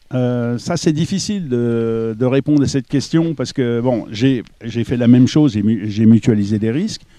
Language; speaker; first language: French; native; French